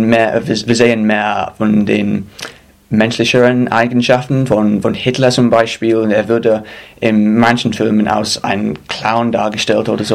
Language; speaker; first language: German; non-native, fluent; English